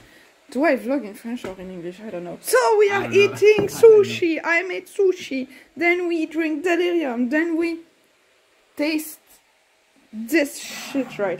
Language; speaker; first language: English; non-native, fluent; French